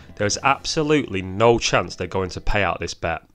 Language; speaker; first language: English; native; English